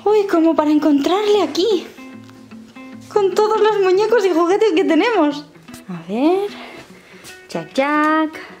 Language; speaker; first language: Spanish; native; Spanish